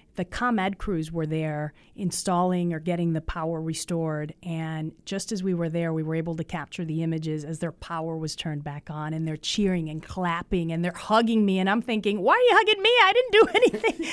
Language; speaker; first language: English; early bilingual, other home language; Spanish